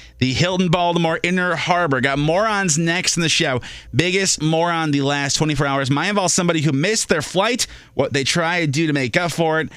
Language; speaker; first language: English; native; English